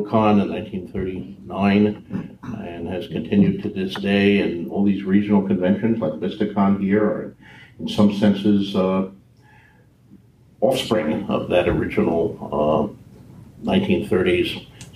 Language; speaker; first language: English; native; English